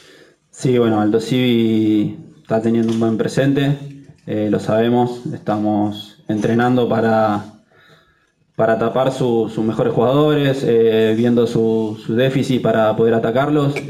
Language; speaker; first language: Spanish; native; Spanish